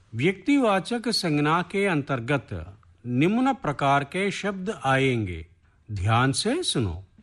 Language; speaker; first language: Hindi; non-native, local second language; Telugu